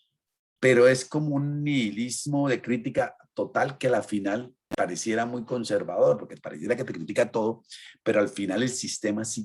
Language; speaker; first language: Spanish; native; Spanish